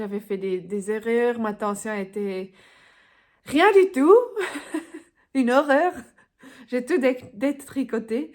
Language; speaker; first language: French; non-native, local second language; Swiss German